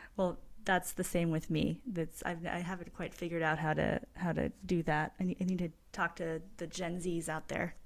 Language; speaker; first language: English; native; English